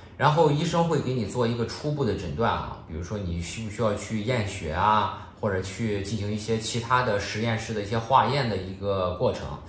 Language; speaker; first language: Chinese; native; Chinese